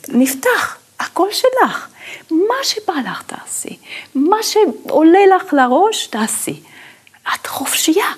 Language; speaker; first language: Hebrew; non-native, fluent; Italian